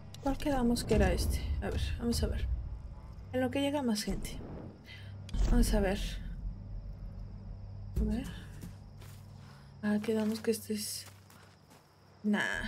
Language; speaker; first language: Spanish; native; Spanish